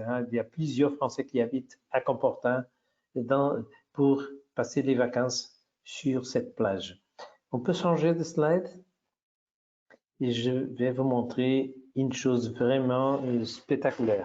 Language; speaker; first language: French; non-native, fluent; Portuguese